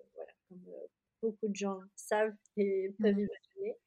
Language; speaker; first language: French; native; French